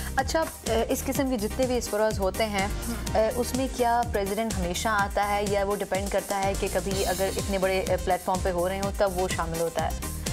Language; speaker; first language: Urdu; native; Urdu